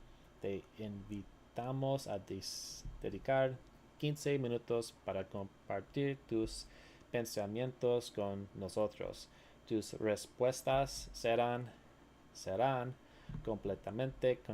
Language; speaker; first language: Spanish; non-native, learner; English